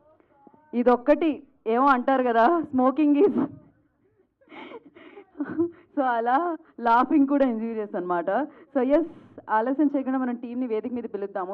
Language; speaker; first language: Telugu; native; Telugu